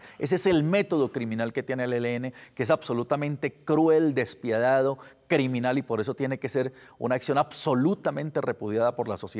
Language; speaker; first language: Spanish; native; Spanish